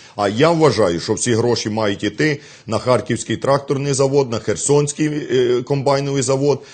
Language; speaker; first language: Ukrainian; native; Ukrainian